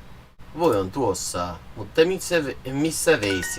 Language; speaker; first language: Finnish; non-native, learner; English